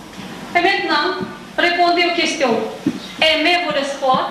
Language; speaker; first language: French; non-native, fluent; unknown